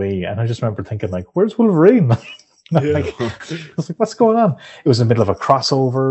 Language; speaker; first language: English; native; English